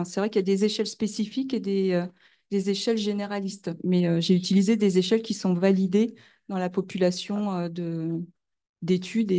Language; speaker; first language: French; native; French